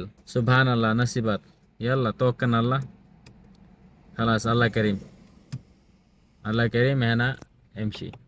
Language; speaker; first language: Arabic; non-native, learner; Bangla